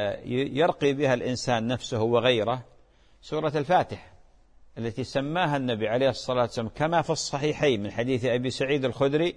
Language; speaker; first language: Arabic; native; Arabic